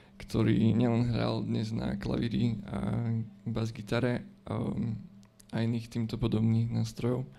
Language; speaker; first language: Slovak; native; Slovak